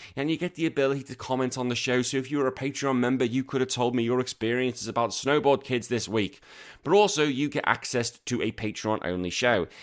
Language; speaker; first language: English; native; English